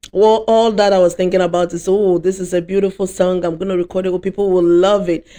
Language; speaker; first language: English; non-native, local second language; Akan